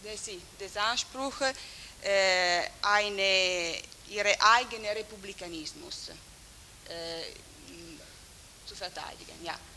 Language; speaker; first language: German; non-native, fluent; Italian